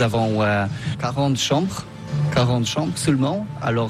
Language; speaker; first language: French; non-native, learner; Polish